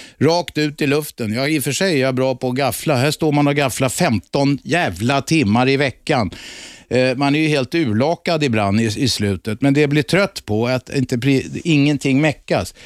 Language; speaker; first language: Swedish; native; Swedish